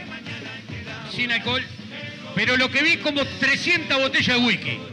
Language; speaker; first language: Spanish; native; Spanish